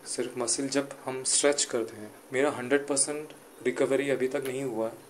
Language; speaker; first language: Hindi; non-native, local second language; Gujarati